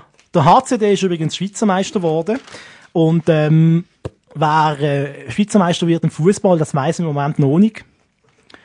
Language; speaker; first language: German; native; German